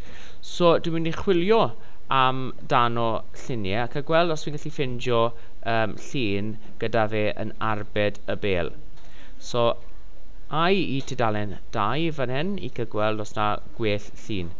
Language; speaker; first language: Welsh; non-native, local second language; English